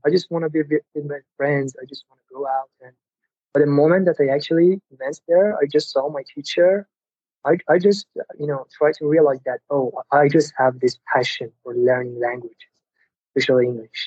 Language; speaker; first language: English; non-native, fluent; Persian